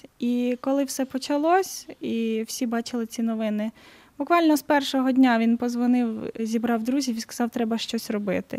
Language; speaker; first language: Ukrainian; native; Ukrainian